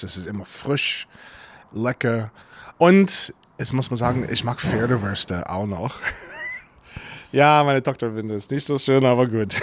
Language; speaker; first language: German; non-native, fluent; English